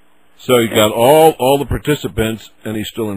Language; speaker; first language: English; native; English